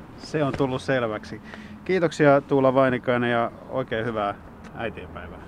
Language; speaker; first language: Finnish; native; Finnish